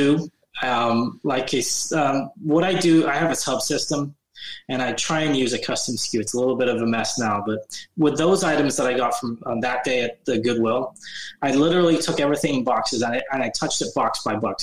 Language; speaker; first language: English; native; English